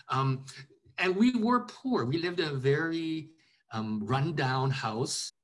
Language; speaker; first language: English; native; English